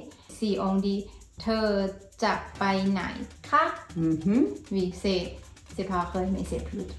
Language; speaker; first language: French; non-native, learner; Thai